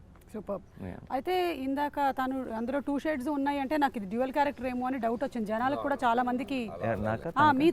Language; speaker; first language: Telugu; native; Telugu